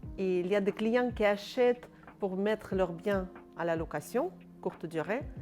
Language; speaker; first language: French; non-native, fluent; Russian